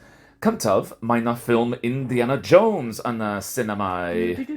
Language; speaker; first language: Welsh; non-native, fluent; English